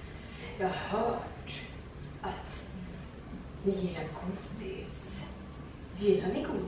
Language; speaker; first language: Swedish; native; Swedish